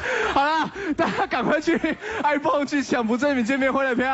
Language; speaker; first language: Chinese; native; Chinese